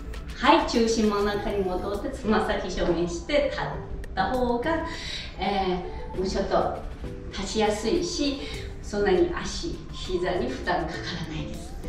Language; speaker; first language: Japanese; non-native, fluent; Chinese